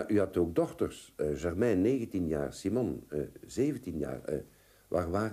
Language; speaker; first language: Dutch; native; Dutch